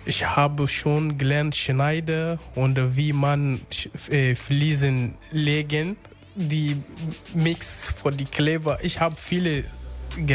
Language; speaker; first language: German; non-native, learner; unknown